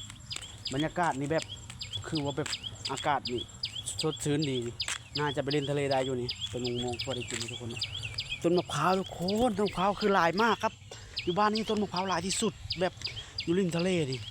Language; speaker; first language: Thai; non-native, local second language; Northeastern Thai